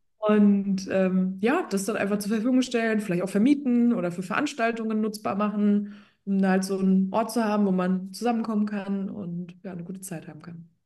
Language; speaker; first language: German; early bilingual, other home language; Polish